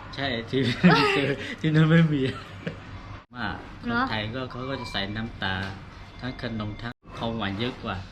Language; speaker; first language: Thai; non-native, learner; Burmese